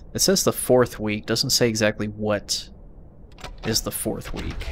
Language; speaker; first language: English; native; English